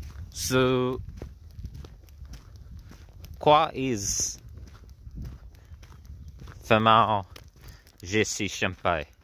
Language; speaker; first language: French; non-native, learner; English